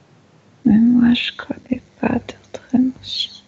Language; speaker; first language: French; non-native, fluent; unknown